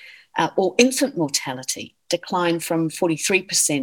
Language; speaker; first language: English; native; English